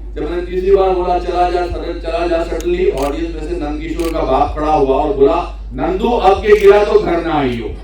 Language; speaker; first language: Hindi; native; Hindi